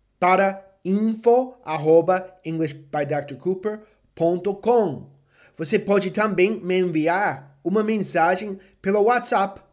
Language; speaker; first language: Portuguese; non-native, fluent; English